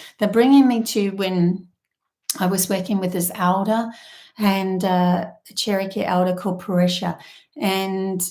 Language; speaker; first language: English; native; English